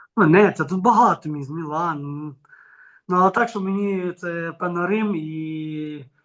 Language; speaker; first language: Ukrainian; native; Ukrainian